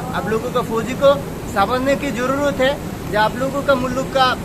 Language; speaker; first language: Hindi; non-native, learner; Bangla